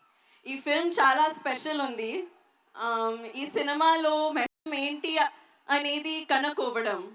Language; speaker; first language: Telugu; non-native, learner; Hindi